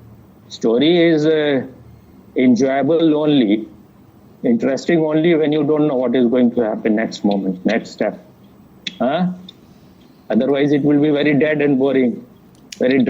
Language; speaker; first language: English; non-native, fluent; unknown